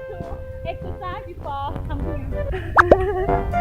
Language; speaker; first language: English; non-native, learner; Thai